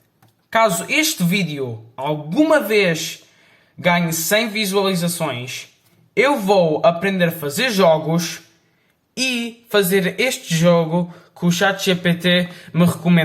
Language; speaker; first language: Portuguese; early bilingual, heritage; Portuguese